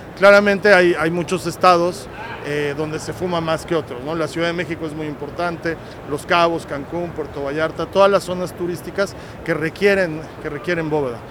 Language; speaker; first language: Spanish; native; Spanish